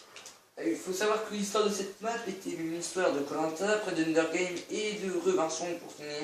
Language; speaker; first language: French; native; French